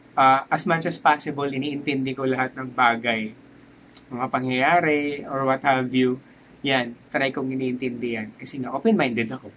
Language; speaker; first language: Filipino; non-native, local second language; Cebuano